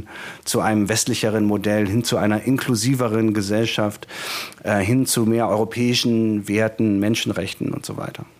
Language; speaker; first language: German; native; German